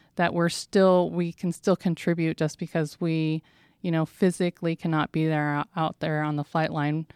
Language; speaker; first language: English; native; English